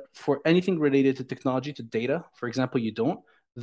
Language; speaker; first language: English; native; English